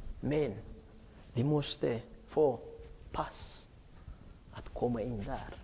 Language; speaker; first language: Swedish; non-native, fluent; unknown